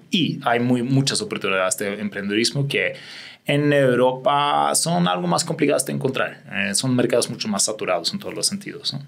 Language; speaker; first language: Spanish; non-native, fluent; Swedish